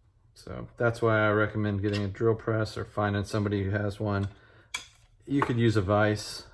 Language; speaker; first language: English; native; English